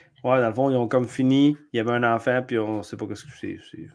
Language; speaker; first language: French; native; French